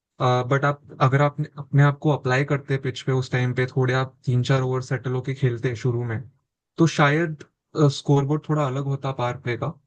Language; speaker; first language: Hindi; native; Hindi